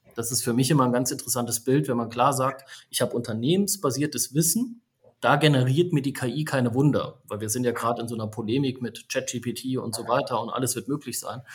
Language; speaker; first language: German; native; German